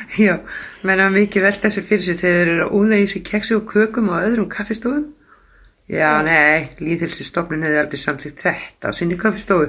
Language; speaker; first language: Icelandic; native; Icelandic